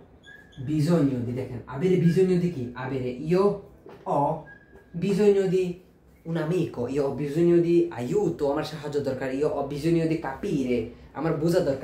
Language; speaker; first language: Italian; non-native, fluent; Bangla